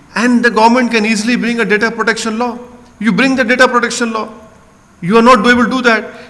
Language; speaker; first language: English; non-native, local second language; Hindi